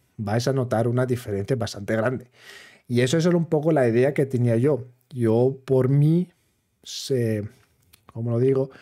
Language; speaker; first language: Spanish; non-native, fluent; German